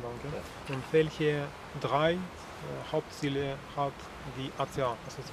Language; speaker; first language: German; non-native, learner; Russian